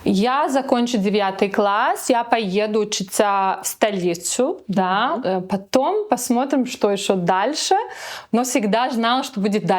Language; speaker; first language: Russian; non-native, local second language; Latvian